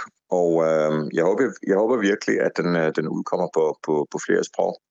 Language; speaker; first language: Danish; non-native, fluent; Hebrew